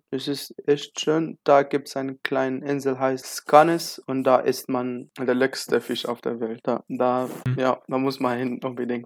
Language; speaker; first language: German; non-native, learner; Arabic